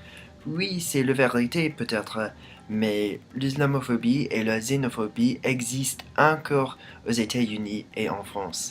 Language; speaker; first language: French; non-native, learner; English